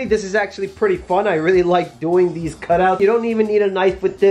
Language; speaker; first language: English; native; English